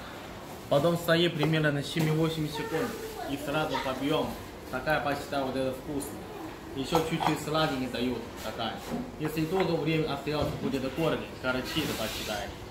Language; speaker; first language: Russian; non-native, learner; Chinese